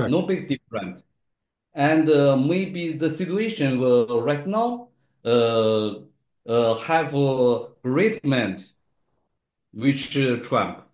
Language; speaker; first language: English; non-native, learner; Chinese